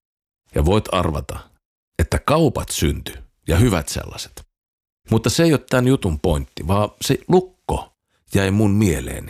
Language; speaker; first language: Finnish; native; Finnish